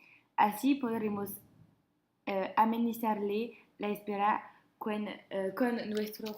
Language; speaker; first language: Spanish; non-native, learner; French